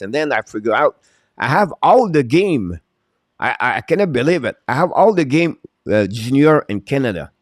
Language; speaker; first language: English; non-native, local second language; French